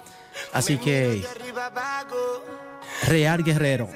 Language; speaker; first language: Spanish; native; Spanish